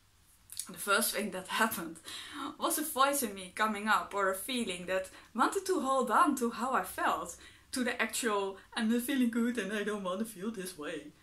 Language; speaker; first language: English; non-native, fluent; Dutch